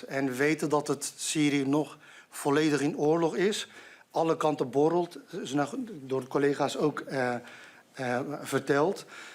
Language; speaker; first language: Dutch; non-native, fluent; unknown